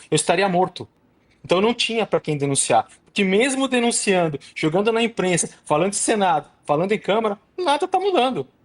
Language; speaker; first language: Portuguese; native; Portuguese